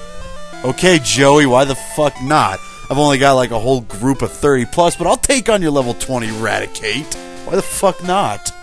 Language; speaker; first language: English; native; English